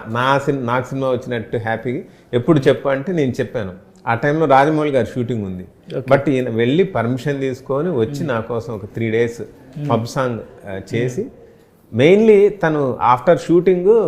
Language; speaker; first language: Telugu; native; Telugu